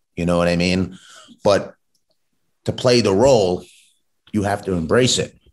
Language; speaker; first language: English; native; English